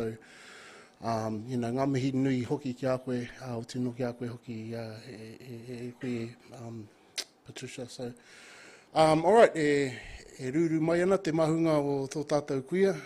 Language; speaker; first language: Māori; non-native, local second language; English